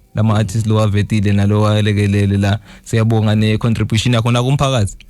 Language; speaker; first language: Zulu; native; Zulu